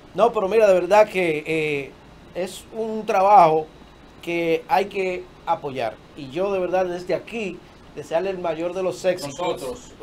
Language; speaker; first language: Spanish; early bilingual, heritage; Spanish